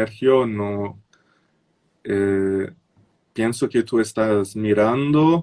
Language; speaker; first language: Spanish; non-native, fluent; Portuguese